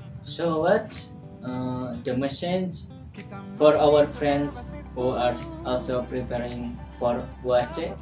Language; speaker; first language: English; non-native, learner; Indonesian